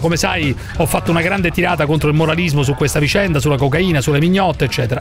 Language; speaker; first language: Italian; native; Italian